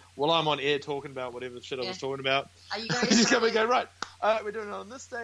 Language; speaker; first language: English; native; English